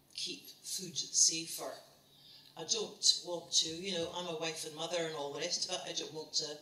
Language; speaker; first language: English; native; English